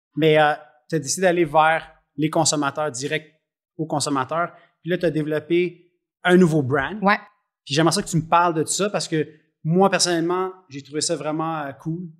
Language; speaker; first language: French; native; French